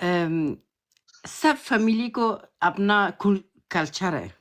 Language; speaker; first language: Hindi; non-native, learner; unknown